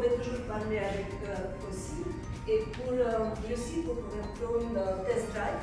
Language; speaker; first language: French; non-native, fluent; Russian